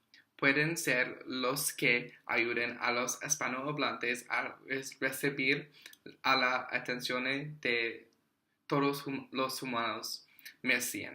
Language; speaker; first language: Spanish; non-native, learner; English